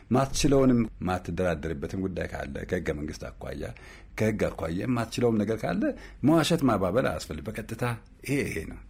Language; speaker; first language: Amharic; native; Amharic